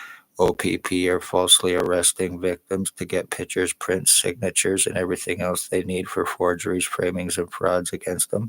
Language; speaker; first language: English; native; English